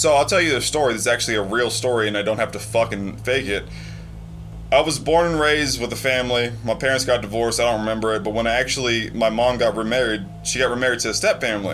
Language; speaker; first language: English; native; English